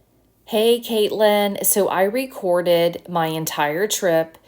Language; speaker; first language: English; native; English